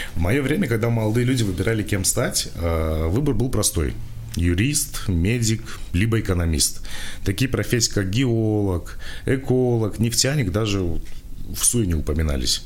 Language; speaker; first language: Russian; non-native, local second language; Tajik